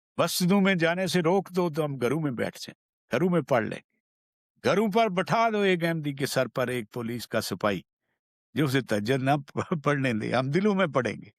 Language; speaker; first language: Urdu; non-native, local second language; Punjabi